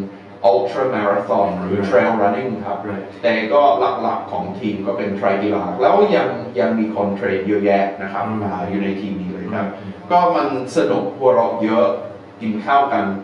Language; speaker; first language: Thai; non-native, fluent; English